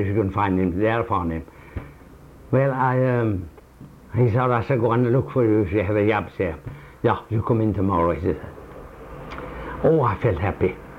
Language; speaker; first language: English; non-native, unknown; Swedish